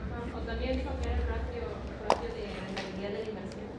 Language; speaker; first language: Spanish; native; Spanish